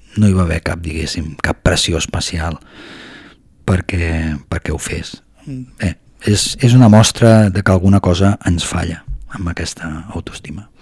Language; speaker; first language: Catalan; native; Catalan